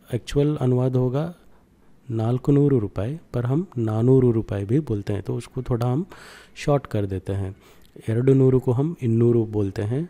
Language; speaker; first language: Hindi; non-native, local second language; Kannada